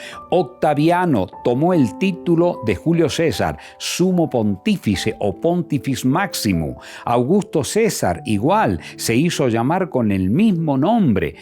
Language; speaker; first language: Spanish; native; Spanish